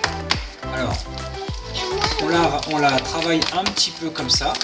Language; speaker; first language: French; native; French